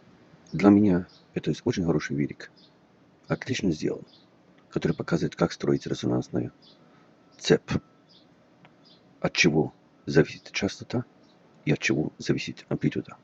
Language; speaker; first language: Russian; non-native, fluent; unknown